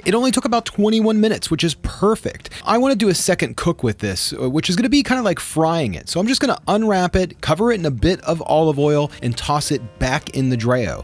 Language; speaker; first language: English; native; English